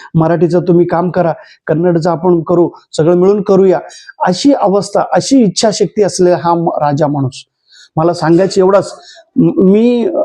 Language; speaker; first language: Marathi; non-native, local second language; Kannada